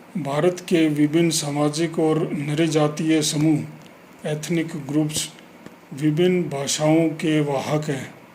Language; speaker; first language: Hindi; native; Hindi